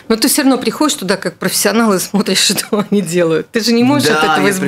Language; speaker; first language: Russian; native; Russian